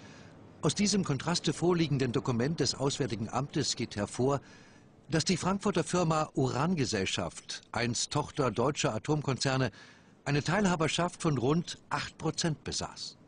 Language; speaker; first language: German; native; German